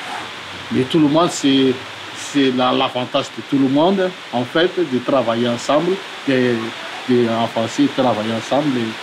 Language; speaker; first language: French; non-native, local second language; Malagasy